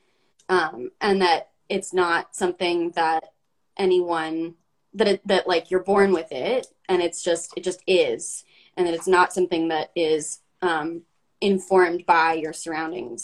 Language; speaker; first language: English; native; English